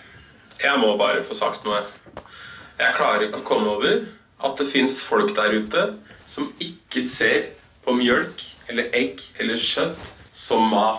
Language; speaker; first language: Norwegian; native; Norwegian